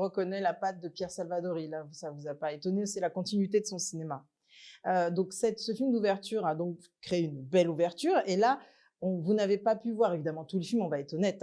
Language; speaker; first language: French; native; French